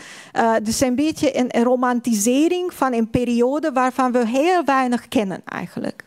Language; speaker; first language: Dutch; non-native, fluent; Hungarian